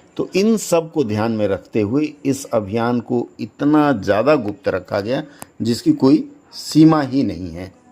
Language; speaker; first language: Hindi; native; Hindi